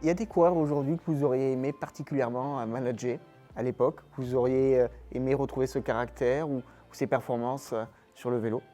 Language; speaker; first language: French; native; French